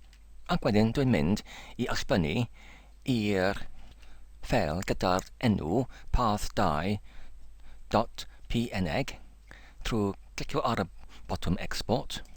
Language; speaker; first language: Welsh; non-native, learner; English